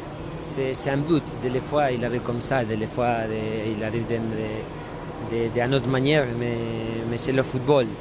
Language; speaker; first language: French; non-native, learner; Spanish